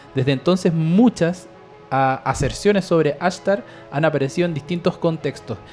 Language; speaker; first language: Spanish; non-native, fluent; English